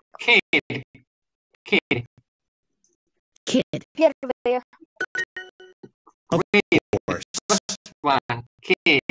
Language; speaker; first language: English; non-native, learner; Russian